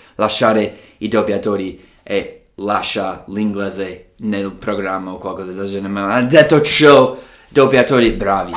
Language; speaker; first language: Italian; non-native, fluent; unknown